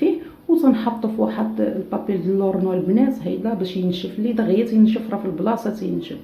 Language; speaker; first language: Arabic; native; Arabic